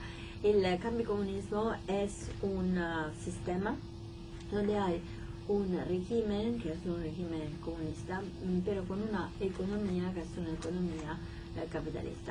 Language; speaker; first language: Spanish; non-native, fluent; Italian